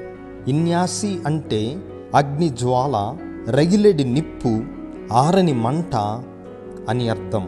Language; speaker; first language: Telugu; native; Telugu